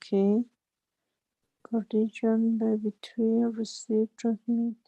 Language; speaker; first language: English; non-native, learner; Spanish